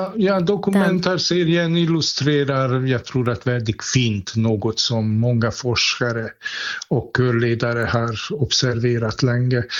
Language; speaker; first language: Swedish; non-native, fluent; Hungarian